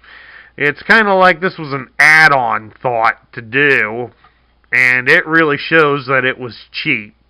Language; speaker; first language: English; native; English